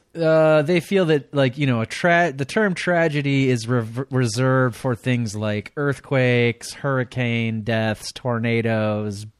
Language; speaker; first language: English; native; English